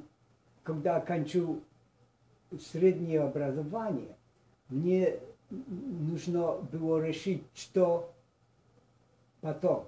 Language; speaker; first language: Russian; non-native, learner; Polish